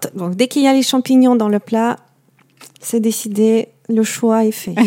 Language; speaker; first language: French; non-native, fluent; Russian